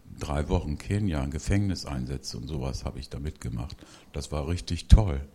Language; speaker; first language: German; early bilingual, other home language; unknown